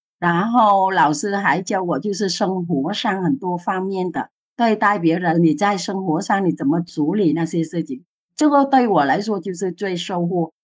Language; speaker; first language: Chinese; non-native, fluent; Vietnamese